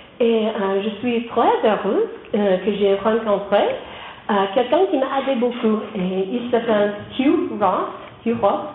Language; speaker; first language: French; non-native, learner; English